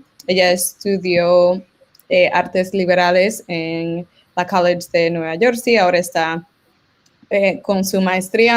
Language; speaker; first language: Spanish; early bilingual, other home language; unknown